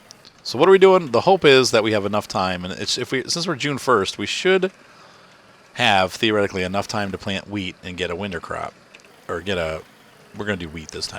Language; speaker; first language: English; native; English